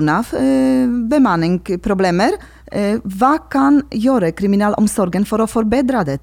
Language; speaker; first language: Norwegian; non-native, fluent; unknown